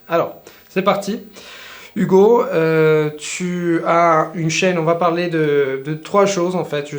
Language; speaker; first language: French; non-native, fluent; Italian